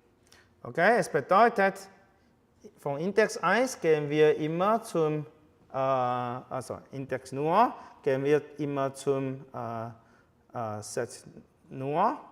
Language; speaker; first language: German; non-native, fluent; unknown